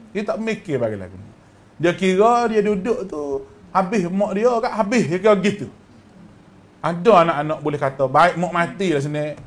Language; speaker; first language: Malay; native; Malay